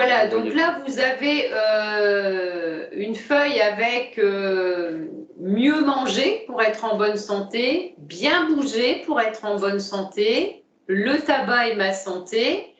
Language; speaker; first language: French; native; French